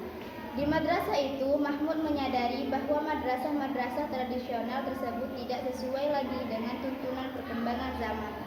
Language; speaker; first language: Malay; non-native, local second language; Madurese